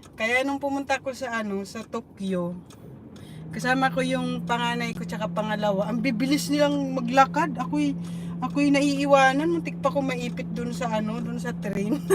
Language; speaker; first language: Filipino; non-native, local second language; Bikol